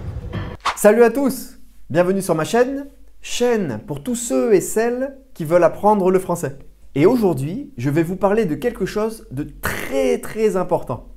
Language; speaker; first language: French; native; French